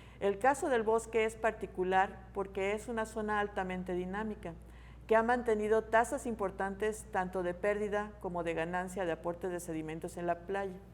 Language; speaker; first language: Spanish; native; Spanish